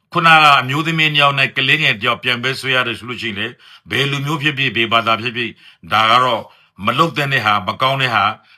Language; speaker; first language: Burmese; non-native, local second language; Rohingya